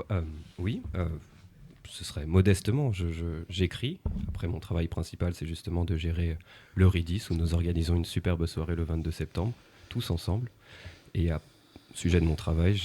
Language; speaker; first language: French; native; French